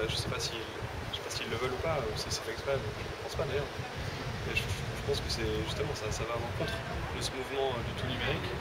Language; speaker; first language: French; native; French